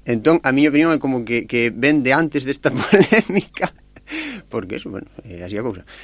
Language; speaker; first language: Galician; native; Galician